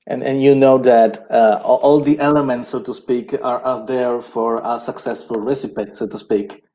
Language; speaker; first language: English; non-native, fluent; Italian